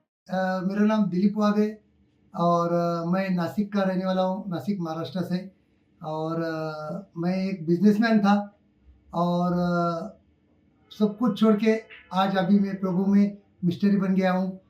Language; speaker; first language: Hindi; non-native, local second language; Marathi